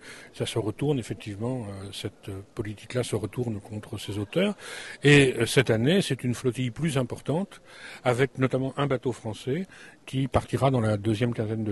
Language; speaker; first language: French; native; French